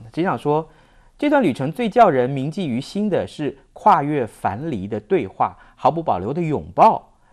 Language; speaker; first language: Chinese; native; Chinese